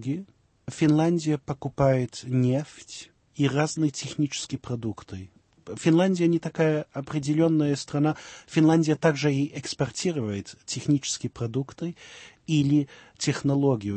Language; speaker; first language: Russian; early bilingual, heritage; Russian